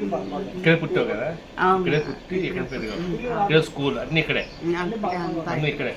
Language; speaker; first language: Telugu; native; Telugu